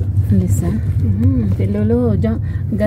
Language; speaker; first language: Arabic; non-native, learner; Filipino